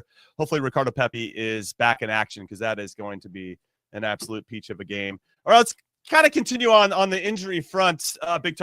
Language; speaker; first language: English; native; English